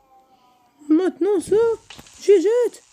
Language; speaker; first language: French; native; French